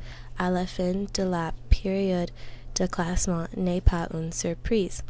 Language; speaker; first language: French; non-native, learner; English